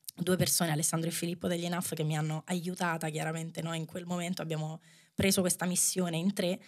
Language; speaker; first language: Italian; native; Italian